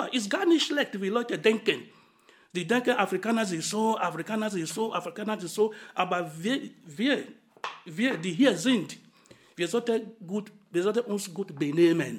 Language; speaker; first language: German; non-native, fluent; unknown